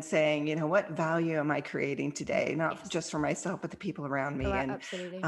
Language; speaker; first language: English; native; English